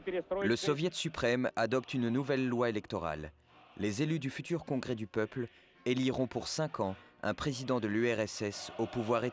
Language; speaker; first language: French; native; French